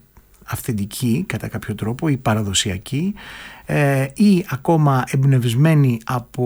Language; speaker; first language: Greek; native; Greek